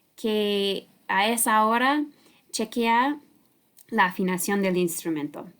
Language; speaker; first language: Spanish; non-native, learner; English